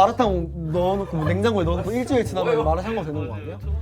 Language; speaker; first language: Korean; native; Korean